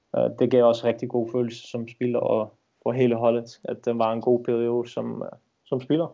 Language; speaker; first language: Danish; non-native, fluent; Dutch